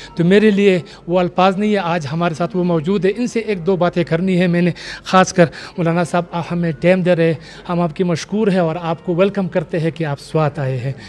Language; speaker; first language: Urdu; non-native, local second language; Pashto